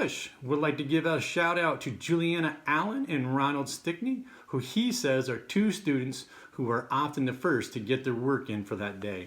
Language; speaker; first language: English; native; English